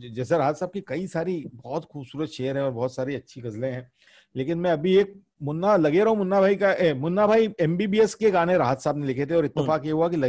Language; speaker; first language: Hindi; native; Hindi